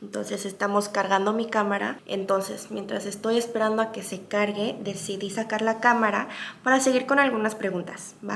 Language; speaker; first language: Spanish; early bilingual, other home language; Korean